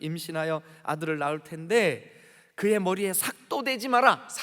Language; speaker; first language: Korean; native; Korean